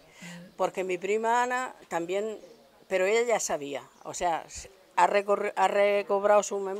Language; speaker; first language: Spanish; native; Spanish